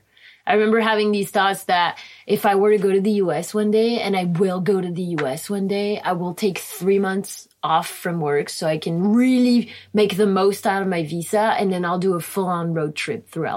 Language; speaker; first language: English; non-native, fluent; French